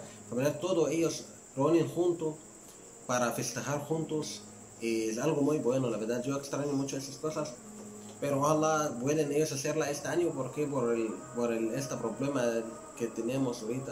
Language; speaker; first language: Spanish; non-native, learner; Arabic